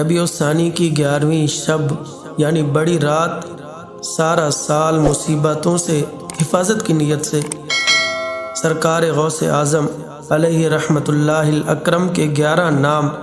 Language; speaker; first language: Urdu; native; Urdu